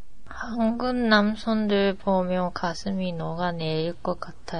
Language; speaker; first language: Korean; non-native, learner; Japanese